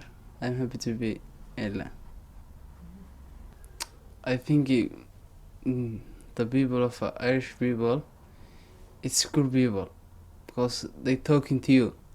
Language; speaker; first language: English; non-native, learner; Somali